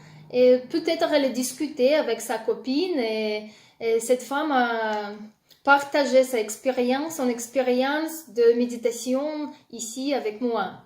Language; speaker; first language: French; non-native, learner; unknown